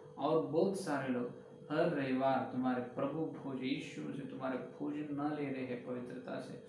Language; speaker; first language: Hindi; non-native, local second language; Telugu